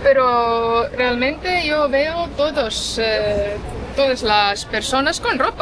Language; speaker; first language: Spanish; non-native, fluent; Estonian